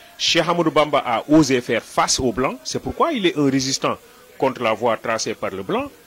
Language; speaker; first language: French; non-native, local second language; Wolof